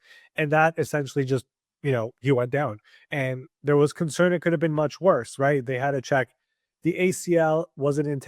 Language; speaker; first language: English; native; English